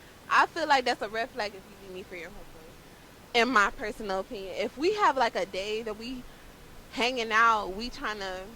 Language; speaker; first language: English; native; English